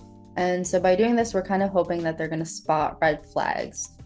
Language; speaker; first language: English; native; English